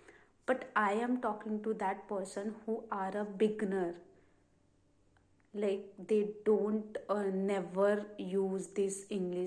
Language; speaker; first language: English; non-native, learner; Hindi